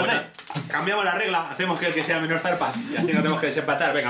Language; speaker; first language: Spanish; native; Spanish